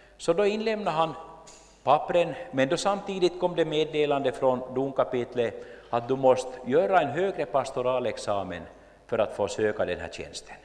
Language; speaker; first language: Swedish; native; Swedish